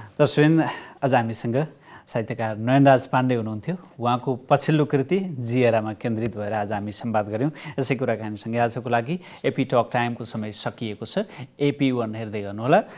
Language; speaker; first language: Nepali; native; Nepali